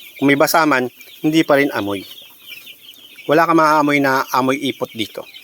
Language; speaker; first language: Filipino; native; Filipino